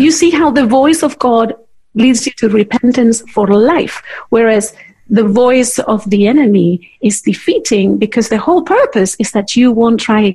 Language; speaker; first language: English; non-native, fluent; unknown